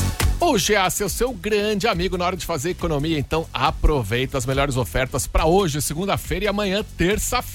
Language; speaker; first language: Portuguese; native; Portuguese